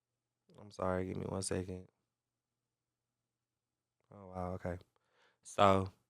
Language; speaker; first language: English; native; English